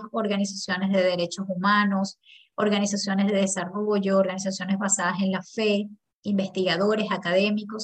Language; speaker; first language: Spanish; native; Spanish